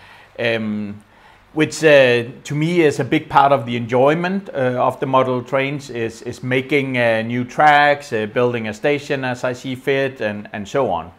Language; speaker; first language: English; non-native, fluent; Danish